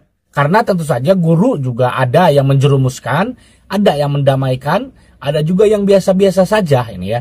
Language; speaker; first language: Indonesian; native; Indonesian